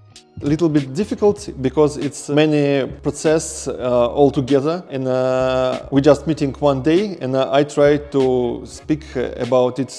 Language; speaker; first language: English; non-native, learner; Russian